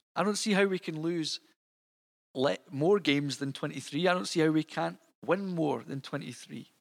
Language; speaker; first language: English; native; English